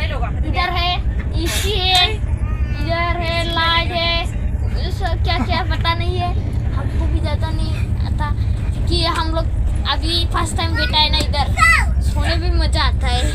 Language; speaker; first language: Hindi; non-native, local second language; Bodo